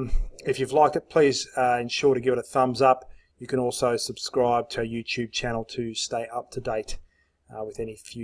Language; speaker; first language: English; native; English